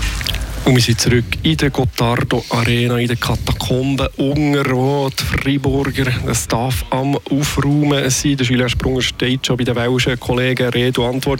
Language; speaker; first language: German; native; German